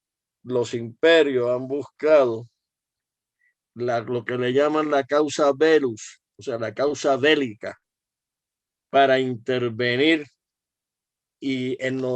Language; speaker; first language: Spanish; native; Spanish